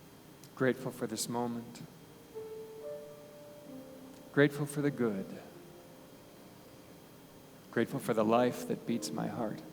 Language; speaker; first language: English; native; English